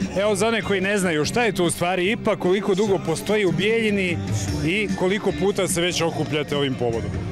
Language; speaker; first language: Serbian; native; Serbian